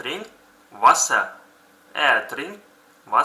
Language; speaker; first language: German; non-native, fluent; Uzbek